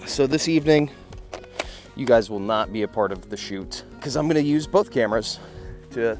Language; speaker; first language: English; native; English